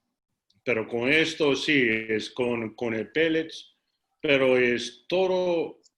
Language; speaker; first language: Spanish; non-native, learner; English